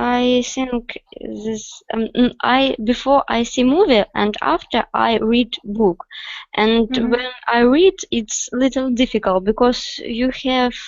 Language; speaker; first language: English; non-native, learner; Russian